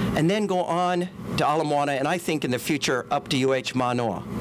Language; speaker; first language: English; native; English